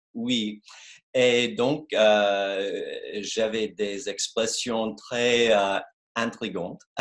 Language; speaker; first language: French; non-native, fluent; English